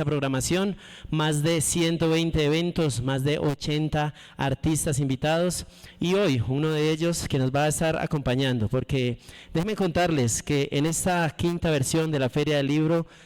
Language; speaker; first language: Spanish; native; Spanish